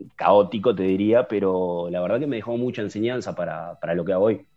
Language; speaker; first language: Spanish; native; Spanish